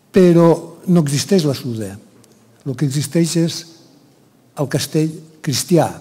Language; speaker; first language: Catalan; native; Catalan